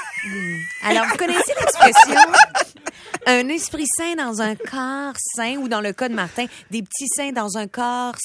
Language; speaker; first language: French; native; French